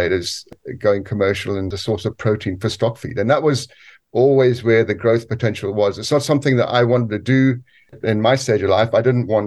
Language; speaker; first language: English; native; English